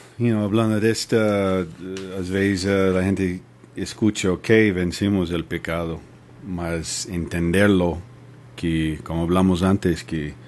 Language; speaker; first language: Spanish; non-native, learner; English